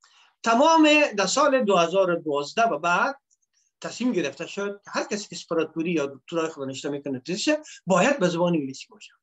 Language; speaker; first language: Persian; native; Persian